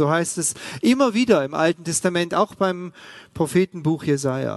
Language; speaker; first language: German; native; German